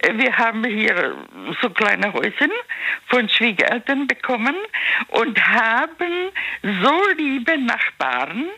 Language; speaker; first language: German; non-native, learner; Czech